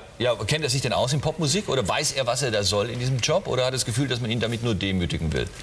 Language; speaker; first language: German; native; German